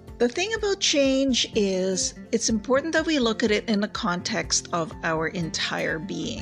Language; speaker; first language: English; native; English